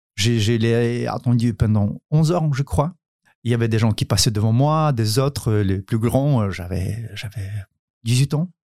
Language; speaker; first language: French; non-native, fluent; Ukrainian